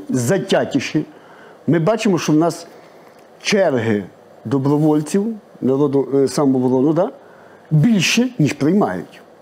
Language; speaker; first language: Ukrainian; native; Ukrainian